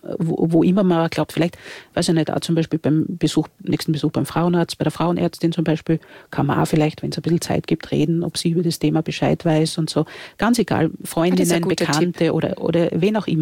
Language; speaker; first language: German; native; German